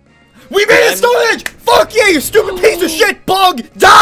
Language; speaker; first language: English; native; English